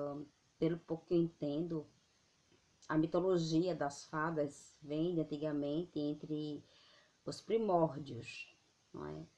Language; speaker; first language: Portuguese; native; Portuguese